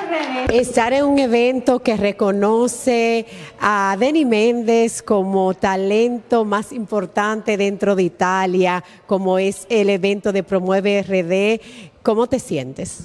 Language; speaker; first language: Spanish; native; Spanish